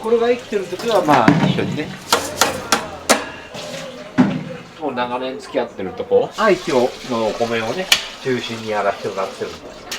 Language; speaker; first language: Japanese; native; Japanese